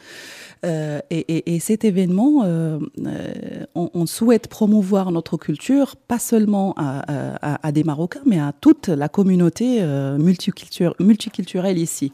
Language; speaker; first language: French; non-native, local second language; Arabic